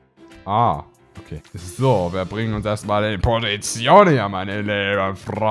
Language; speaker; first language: German; native; German